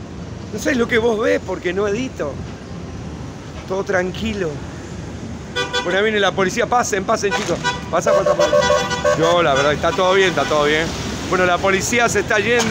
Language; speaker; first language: Spanish; native; Spanish